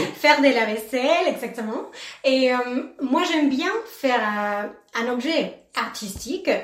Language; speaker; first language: French; non-native, fluent; Spanish